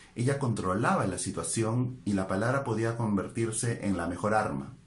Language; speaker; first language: Spanish; native; Spanish